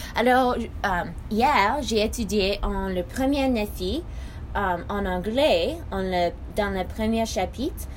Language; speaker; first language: French; non-native, learner; English